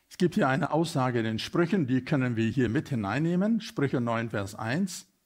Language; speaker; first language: German; non-native, fluent; Afrikaans